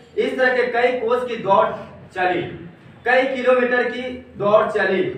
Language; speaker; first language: Hindi; native; Hindi